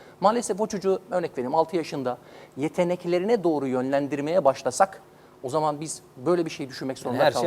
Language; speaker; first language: Turkish; native; Turkish